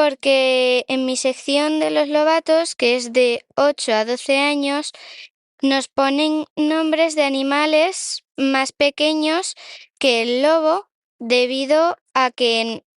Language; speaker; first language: Spanish; native; Spanish